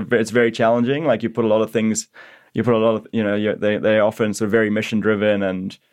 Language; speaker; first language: English; native; English